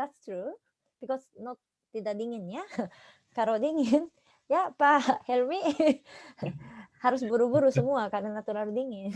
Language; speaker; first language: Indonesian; non-native, fluent; Japanese